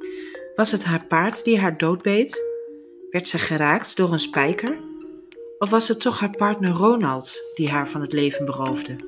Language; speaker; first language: Dutch; native; Dutch